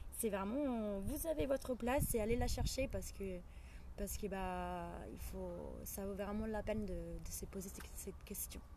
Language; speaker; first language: French; non-native, fluent; Italian